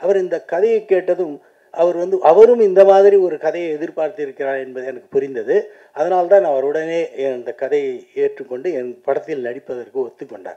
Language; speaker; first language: Tamil; native; Tamil